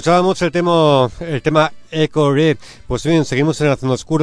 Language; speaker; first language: Spanish; native; Spanish